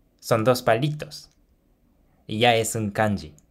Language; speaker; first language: Spanish; non-native, fluent; Japanese